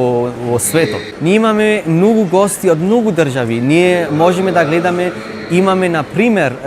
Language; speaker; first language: Macedonian; non-native, learner; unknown